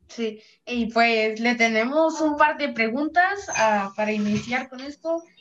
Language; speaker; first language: Spanish; native; Spanish